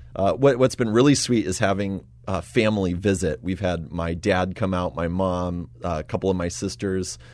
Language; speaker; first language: English; native; English